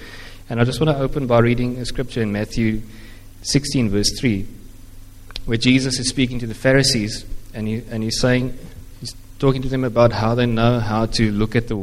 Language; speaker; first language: English; non-native, local second language; Afrikaans